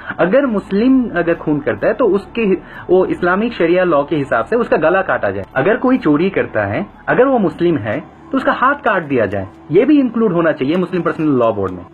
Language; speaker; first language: Hindi; non-native, fluent; Bangla